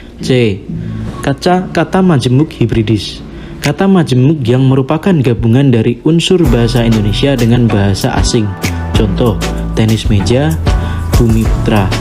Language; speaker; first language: Indonesian; native; Indonesian